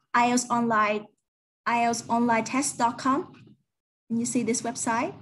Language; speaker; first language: English; non-native, learner; Vietnamese